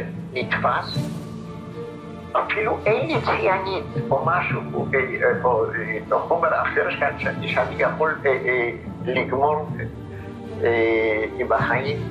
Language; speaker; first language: Hebrew; non-native, fluent; Polish